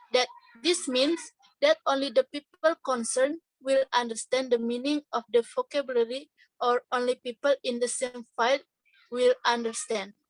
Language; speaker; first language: English; non-native, learner; Balinese